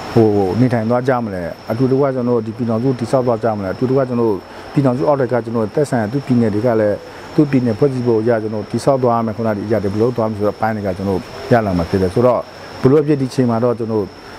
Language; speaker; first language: Burmese; non-native, local second language; S'gaw Karen